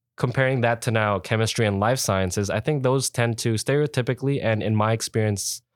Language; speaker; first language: English; early bilingual, other home language; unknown